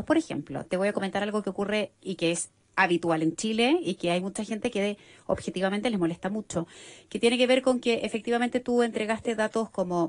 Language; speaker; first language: Spanish; native; Spanish